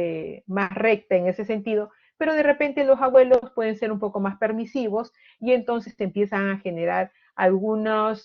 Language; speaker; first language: Spanish; native; Spanish